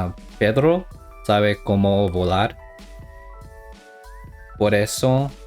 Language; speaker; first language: Spanish; non-native, learner; English